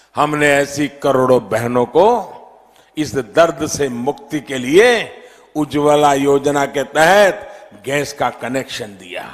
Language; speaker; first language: Hindi; non-native, local second language; Gujarati